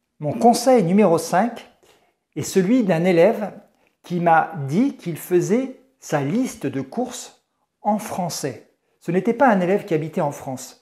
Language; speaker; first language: French; native; French